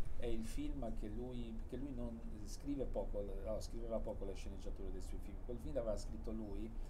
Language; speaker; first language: Italian; native; Italian